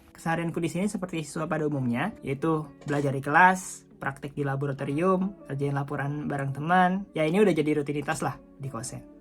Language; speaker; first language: Indonesian; native; Indonesian